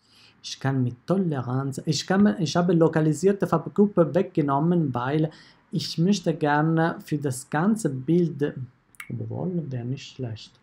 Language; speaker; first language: German; non-native, fluent; Italian